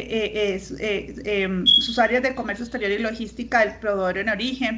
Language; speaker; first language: Spanish; native; Spanish